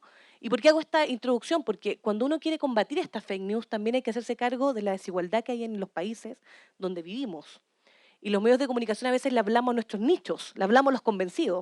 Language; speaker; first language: Spanish; native; Spanish